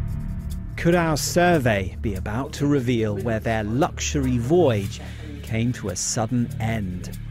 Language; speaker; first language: English; native; English